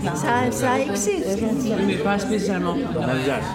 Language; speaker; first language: French; non-native, learner; German